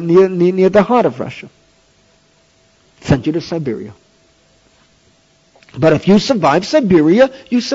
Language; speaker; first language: English; native; English